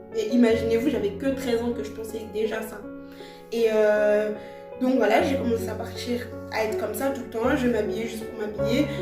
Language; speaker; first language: French; early bilingual, other home language; Lingala